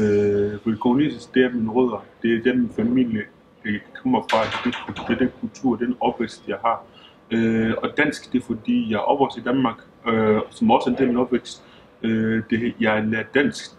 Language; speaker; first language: Danish; early bilingual, other home language; Lingala